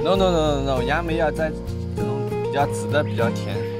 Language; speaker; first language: Chinese; native; Chinese